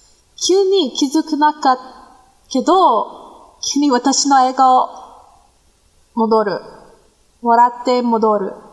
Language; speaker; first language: Japanese; non-native, learner; English